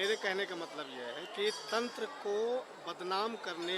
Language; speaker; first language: Hindi; native; Hindi